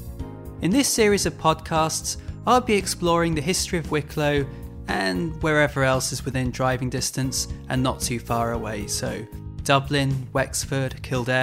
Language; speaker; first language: English; native; English